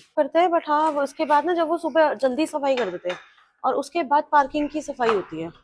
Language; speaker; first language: Hindi; native; Hindi